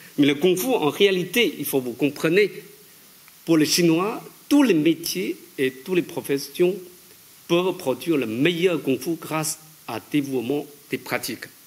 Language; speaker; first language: French; non-native, fluent; Chinese